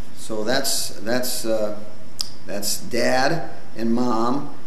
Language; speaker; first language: English; native; English